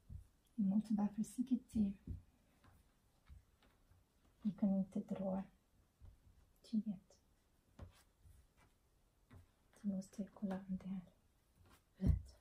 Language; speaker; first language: Swedish; non-native, learner; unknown